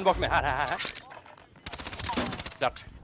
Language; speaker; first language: Swedish; native; Swedish